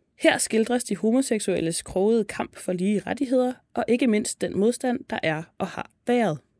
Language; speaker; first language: Danish; native; Danish